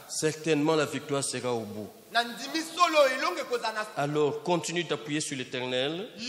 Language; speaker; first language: French; non-native, local second language; Lingala